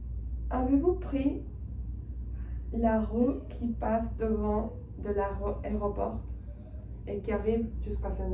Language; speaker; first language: French; non-native, fluent; Spanish